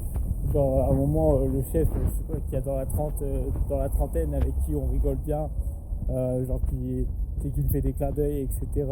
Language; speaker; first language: French; native; French